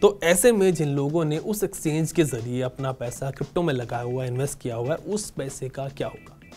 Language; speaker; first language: Hindi; native; Hindi